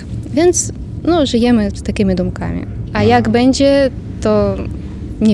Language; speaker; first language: Polish; non-native, learner; Ukrainian